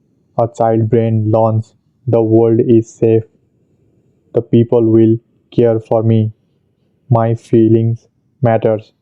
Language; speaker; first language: English; non-native, fluent; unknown